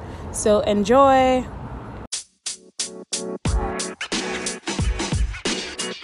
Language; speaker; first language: English; non-native, local second language; Yoruba